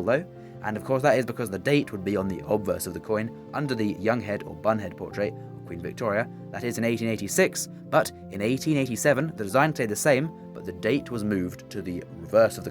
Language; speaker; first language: English; native; English